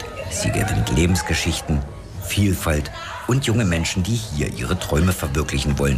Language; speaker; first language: German; native; German